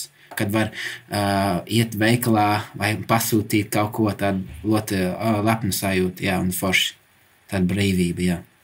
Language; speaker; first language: Latvian; early bilingual, heritage; English